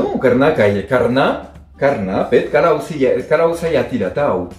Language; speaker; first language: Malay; non-native, learner; French